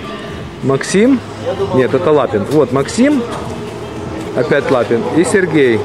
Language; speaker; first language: Russian; native; Russian